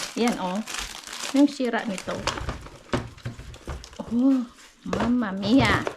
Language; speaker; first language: Filipino; native; Filipino